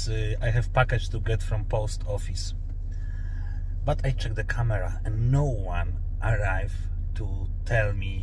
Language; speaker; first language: English; non-native, learner; Polish